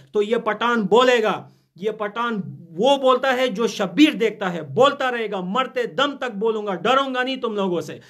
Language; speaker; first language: Hindi; non-native, fluent; Pashto